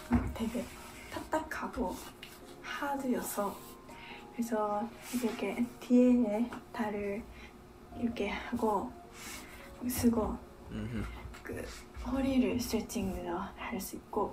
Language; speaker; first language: Korean; non-native, fluent; Japanese